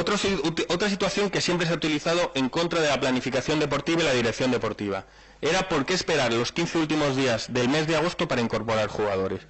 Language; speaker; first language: Spanish; native; Spanish